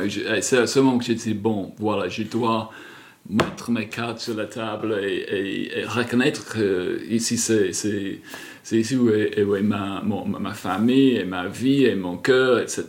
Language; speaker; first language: French; non-native, fluent; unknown